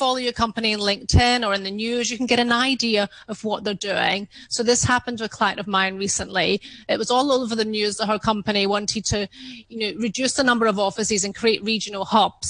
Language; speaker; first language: English; native; English